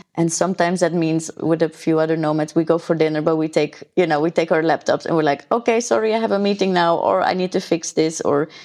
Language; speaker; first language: English; non-native, fluent; Dutch